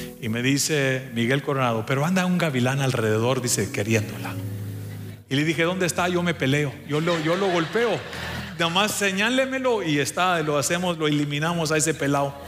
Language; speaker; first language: Spanish; early bilingual, heritage; Spanish